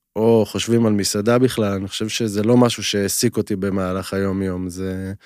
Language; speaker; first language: Hebrew; native; Hebrew